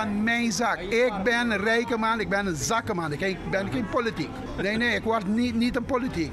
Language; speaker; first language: Dutch; non-native, learner; Papiamento